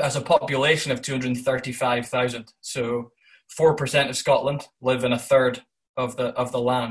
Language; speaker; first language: English; native; English